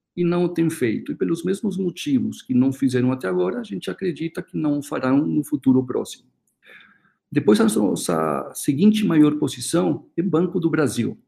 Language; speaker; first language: Portuguese; early bilingual, other home language; Spanish